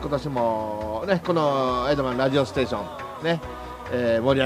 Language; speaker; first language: Japanese; native; Japanese